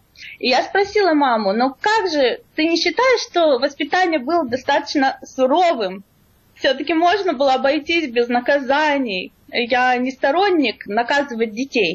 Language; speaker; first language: Russian; native; Russian